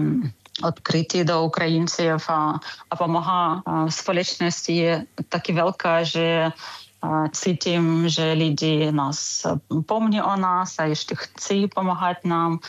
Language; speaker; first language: Czech; non-native, learner; Ukrainian